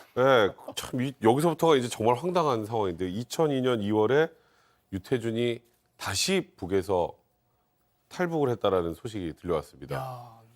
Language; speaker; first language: Korean; native; Korean